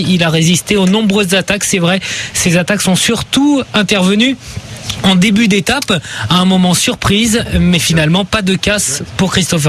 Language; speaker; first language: French; native; French